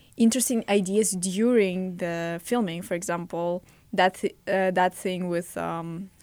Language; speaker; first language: English; non-native, fluent; Russian